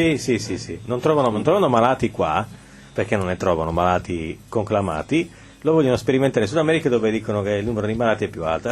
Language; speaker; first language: Italian; native; Italian